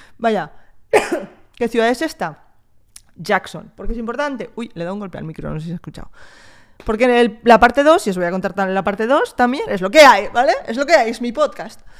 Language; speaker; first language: Spanish; early bilingual, other home language; French